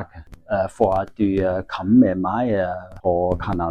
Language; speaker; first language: Norwegian; non-native, learner; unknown